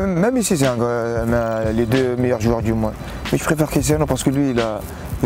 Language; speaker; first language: French; non-native, local second language; Arabic